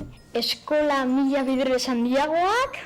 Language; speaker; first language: Basque; native; Basque